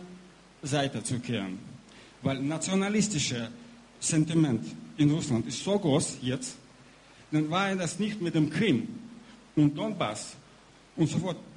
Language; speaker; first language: German; non-native, learner; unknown